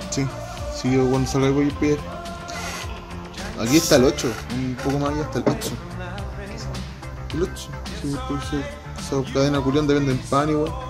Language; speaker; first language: Spanish; native; Spanish